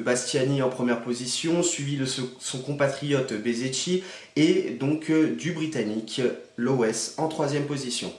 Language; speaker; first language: French; native; French